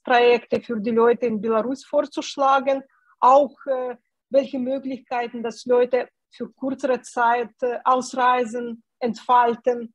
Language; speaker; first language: German; non-native, fluent; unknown